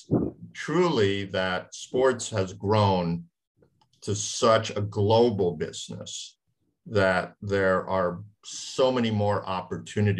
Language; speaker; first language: English; native; English